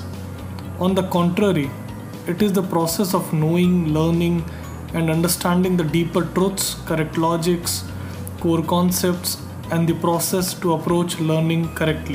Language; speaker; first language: English; non-native, local second language; Hindi